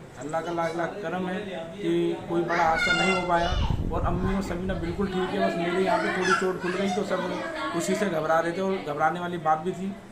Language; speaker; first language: Hindi; native; Hindi